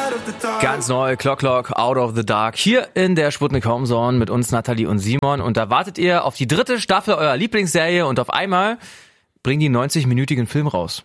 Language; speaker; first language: German; native; German